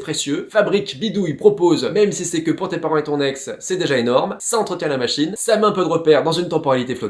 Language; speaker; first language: French; native; French